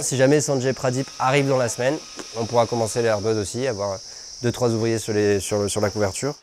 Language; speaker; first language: French; native; French